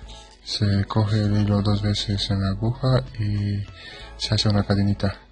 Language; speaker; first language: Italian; non-native, learner; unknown